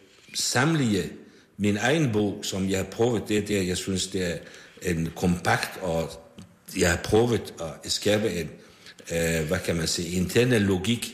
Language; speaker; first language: Danish; non-native, fluent; Persian